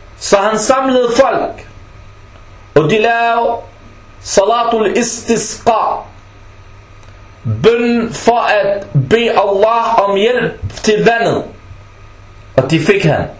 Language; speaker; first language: Danish; early bilingual, other home language; Arabic